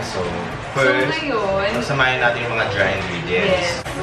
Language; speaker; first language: Filipino; native; Filipino